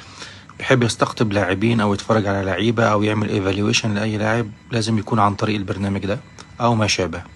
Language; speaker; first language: Arabic; native; Arabic